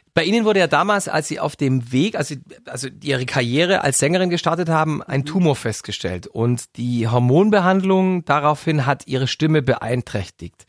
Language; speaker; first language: German; native; German